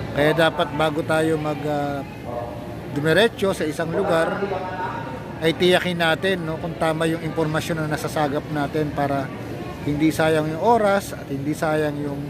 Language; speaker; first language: Filipino; native; Filipino